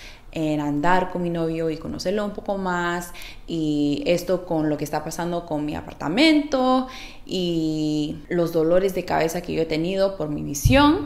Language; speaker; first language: Spanish; early bilingual, heritage; Spanish